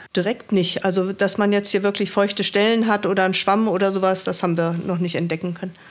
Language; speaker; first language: German; native; German